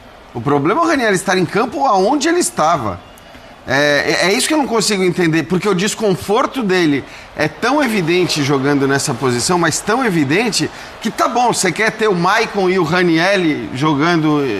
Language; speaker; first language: Portuguese; native; Portuguese